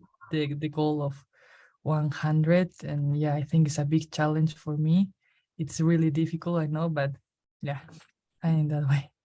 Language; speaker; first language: English; non-native, learner; Spanish